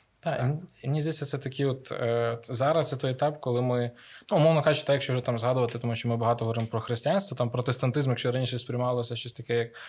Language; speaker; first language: Ukrainian; native; Ukrainian